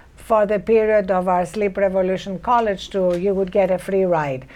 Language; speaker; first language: English; non-native, fluent; Greek